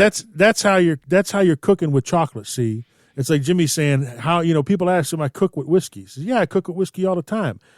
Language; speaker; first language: English; native; English